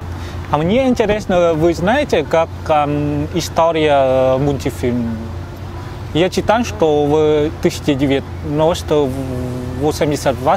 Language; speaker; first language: Russian; non-native, learner; Vietnamese